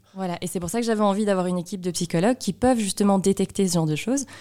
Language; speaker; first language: French; native; French